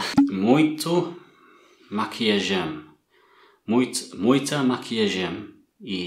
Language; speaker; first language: Portuguese; non-native, learner; English